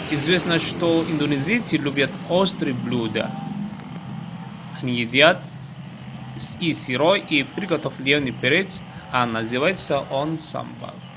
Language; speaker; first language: Russian; non-native, fluent; Javanese